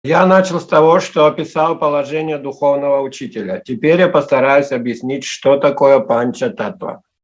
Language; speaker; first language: Russian; native; Russian